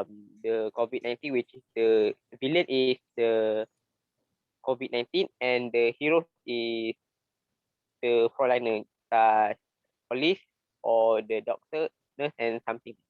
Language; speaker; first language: English; non-native, learner; Malay